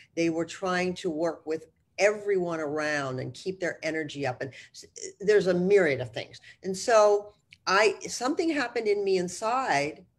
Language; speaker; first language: English; native; English